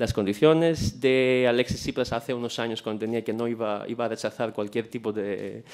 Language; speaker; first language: Spanish; non-native, fluent; Greek